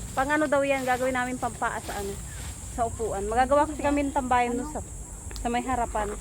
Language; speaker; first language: Filipino; non-native, local second language; Bikol